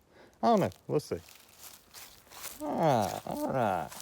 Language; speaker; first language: English; native; English